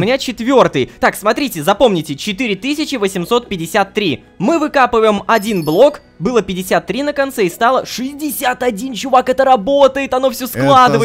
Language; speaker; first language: Russian; native; Russian